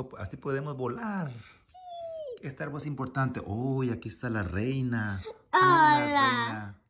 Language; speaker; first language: Spanish; early bilingual, heritage; Spanish